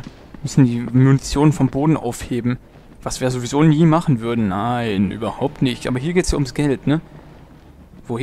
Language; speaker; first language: German; native; German